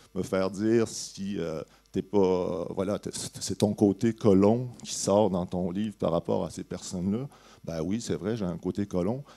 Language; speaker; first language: French; native; French